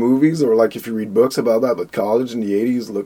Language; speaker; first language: English; native; English